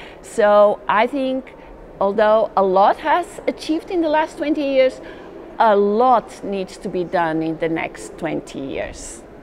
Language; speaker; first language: English; non-native, fluent; Portuguese